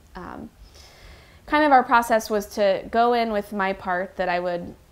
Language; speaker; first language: English; native; English